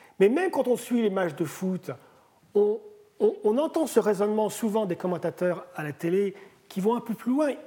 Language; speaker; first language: French; native; French